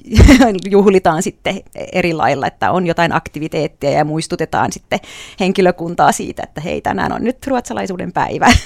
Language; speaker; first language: Finnish; non-native, local second language; Swedish